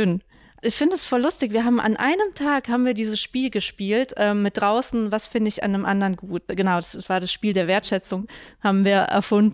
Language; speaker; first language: German; native; German